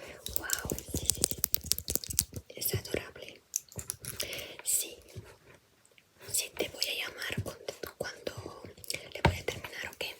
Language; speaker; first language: Spanish; non-native, fluent; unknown